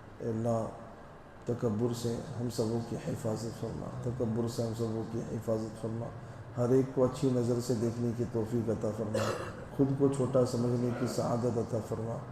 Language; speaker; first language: Urdu; non-native, local second language; Konkani